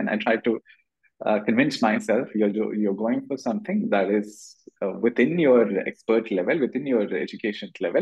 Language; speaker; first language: English; non-native, local second language; Malayalam